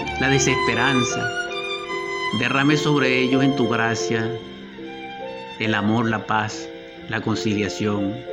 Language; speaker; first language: Spanish; native; Spanish